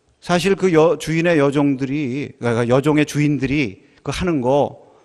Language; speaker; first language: Korean; native; Korean